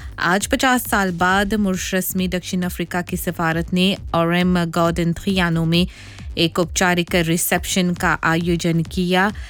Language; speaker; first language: Hindi; non-native, local second language; Morisyen